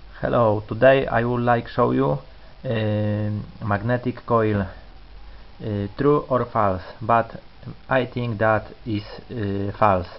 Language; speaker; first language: English; non-native, learner; Polish